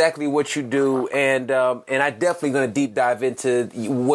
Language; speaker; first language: English; early bilingual, other home language; Spanish